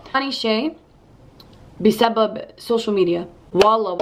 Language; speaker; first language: Arabic; non-native, learner; English